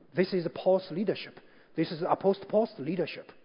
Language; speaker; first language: English; non-native, fluent; Chinese